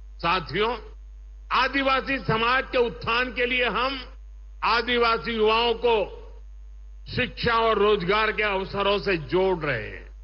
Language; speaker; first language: Hindi; non-native, local second language; Gujarati